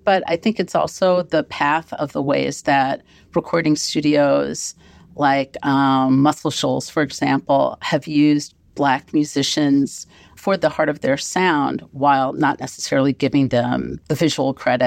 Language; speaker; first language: English; native; English